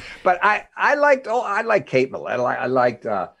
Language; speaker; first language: English; native; English